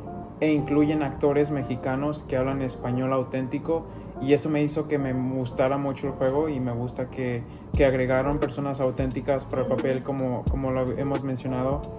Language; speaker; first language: Spanish; early bilingual, other home language; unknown